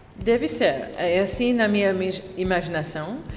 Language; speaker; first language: Portuguese; non-native, fluent; English